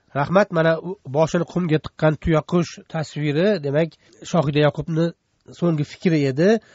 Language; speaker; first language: Uzbek; native; Uzbek